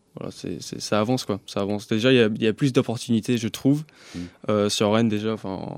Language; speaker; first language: French; early bilingual, other home language; English